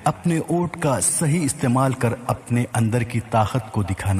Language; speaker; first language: Urdu; native; Urdu